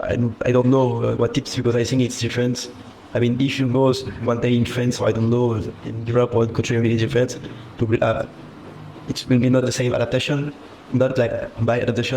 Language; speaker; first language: English; non-native, fluent; French